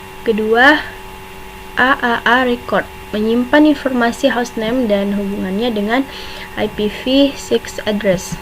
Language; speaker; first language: Indonesian; native; Indonesian